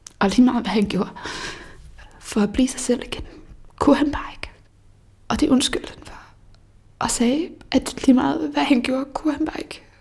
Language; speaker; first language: Danish; early bilingual, other home language; Bosnian